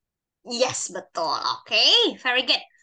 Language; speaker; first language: English; non-native, fluent; Indonesian